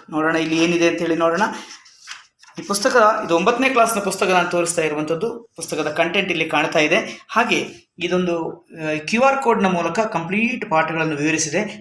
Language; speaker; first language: Kannada; native; Kannada